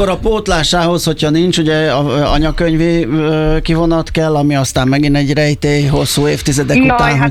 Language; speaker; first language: Hungarian; native; Hungarian